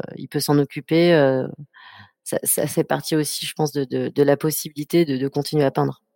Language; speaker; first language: French; native; French